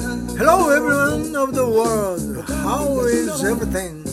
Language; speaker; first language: English; non-native, learner; Japanese